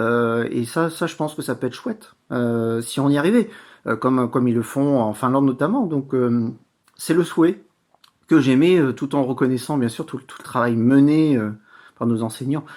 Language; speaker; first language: French; native; French